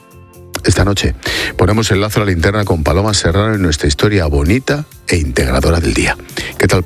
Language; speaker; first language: Spanish; native; Spanish